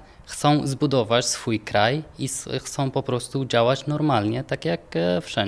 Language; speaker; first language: Polish; non-native, learner; Persian